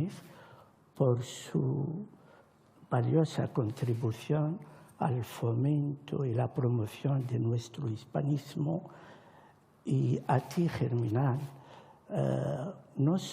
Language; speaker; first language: Spanish; non-native, fluent; Arabic